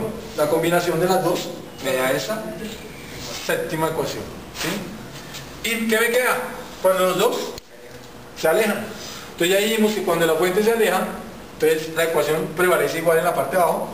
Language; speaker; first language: Spanish; native; Spanish